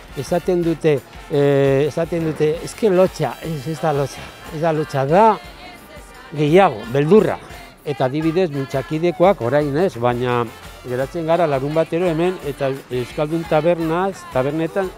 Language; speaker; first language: Basque; non-native, learner; Spanish